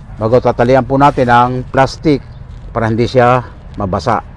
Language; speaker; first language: Filipino; native; Filipino